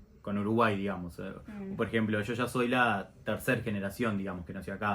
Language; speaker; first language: Spanish; native; Spanish